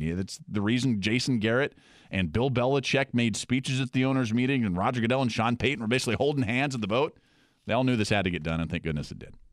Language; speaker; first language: English; native; English